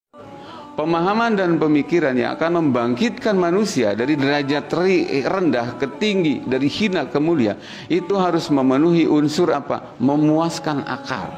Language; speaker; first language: Indonesian; non-native, local second language; Sundanese